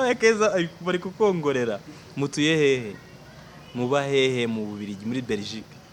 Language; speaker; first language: Kinyarwanda; native; Kinyarwanda